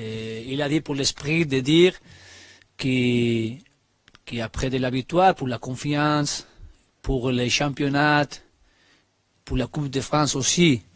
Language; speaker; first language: French; non-native, learner; Spanish